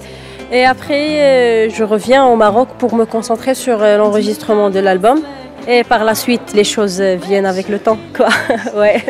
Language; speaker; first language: French; non-native, local second language; Arabic